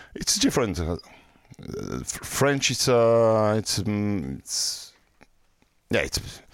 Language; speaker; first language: English; non-native, fluent; French